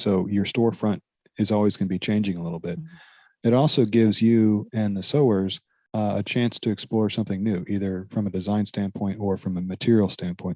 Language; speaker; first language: English; native; English